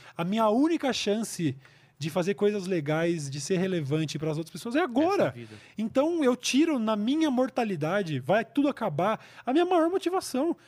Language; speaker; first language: Portuguese; native; Portuguese